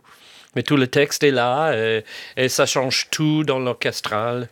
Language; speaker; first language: French; non-native, fluent; English